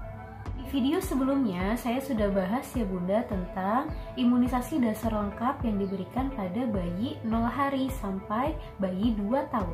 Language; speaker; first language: Indonesian; native; Indonesian